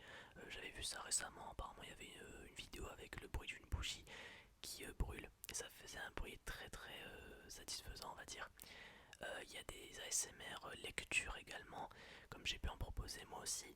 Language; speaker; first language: French; native; French